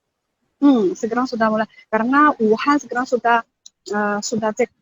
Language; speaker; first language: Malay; non-native, learner; Chinese